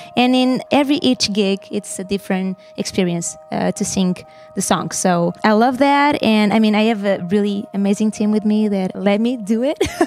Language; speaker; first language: English; non-native, fluent; Portuguese